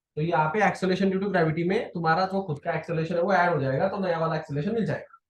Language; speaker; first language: Hindi; non-native, local second language; Marathi